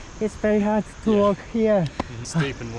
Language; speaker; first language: English; non-native, learner; Korean